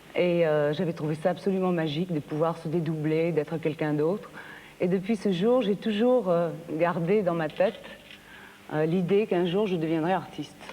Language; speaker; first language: French; early bilingual, other home language; Bulgarian